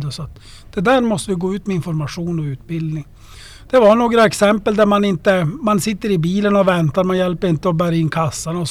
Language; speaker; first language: Swedish; native; Swedish